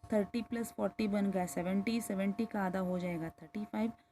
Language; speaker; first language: Hindi; non-native, local second language; Kannada